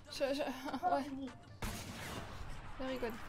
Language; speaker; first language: English; non-native, learner; French